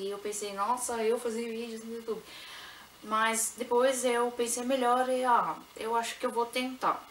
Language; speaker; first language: Portuguese; non-native, local second language; Plautdietsch